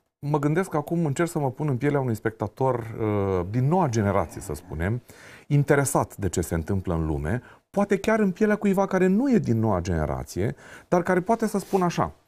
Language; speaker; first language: Romanian; native; Romanian